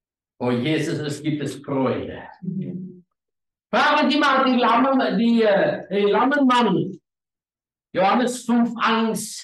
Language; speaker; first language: German; non-native, learner; Afrikaans